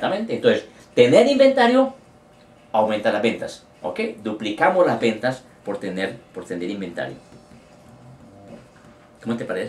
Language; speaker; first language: Spanish; native; Spanish